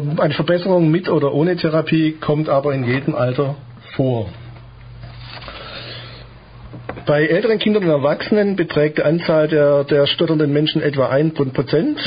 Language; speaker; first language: German; native; German